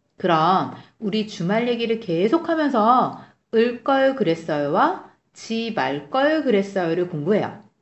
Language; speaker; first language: Korean; native; Korean